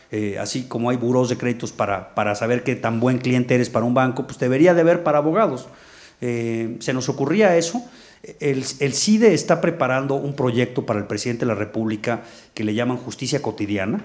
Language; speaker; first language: Spanish; native; Spanish